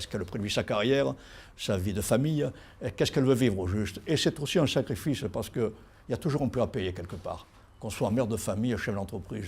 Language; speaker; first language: French; native; French